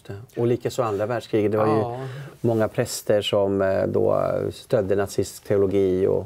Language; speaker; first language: Swedish; native; Swedish